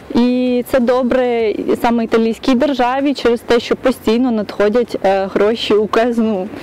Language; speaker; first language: Ukrainian; native; Ukrainian